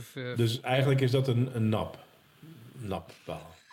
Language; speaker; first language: Dutch; native; Dutch